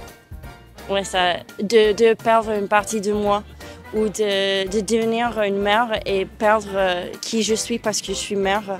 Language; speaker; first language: French; non-native, learner; English